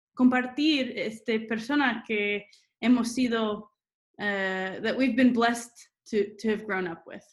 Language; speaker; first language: Spanish; early bilingual, other home language; English